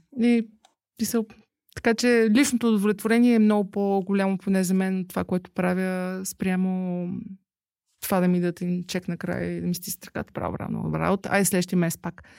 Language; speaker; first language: Bulgarian; native; Bulgarian